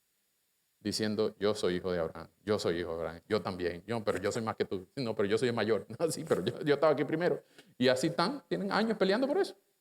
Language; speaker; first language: Spanish; native; Spanish